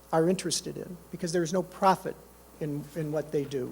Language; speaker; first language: English; native; English